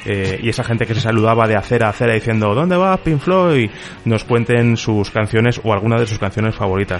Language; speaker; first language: Spanish; native; Spanish